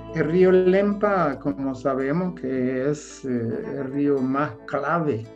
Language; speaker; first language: Spanish; non-native, fluent; English